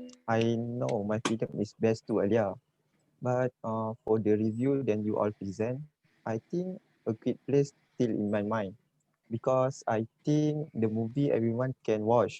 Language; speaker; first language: English; non-native, learner; Malay